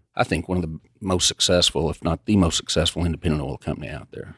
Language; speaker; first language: English; native; English